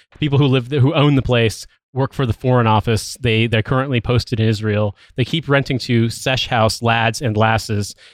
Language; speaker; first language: English; native; English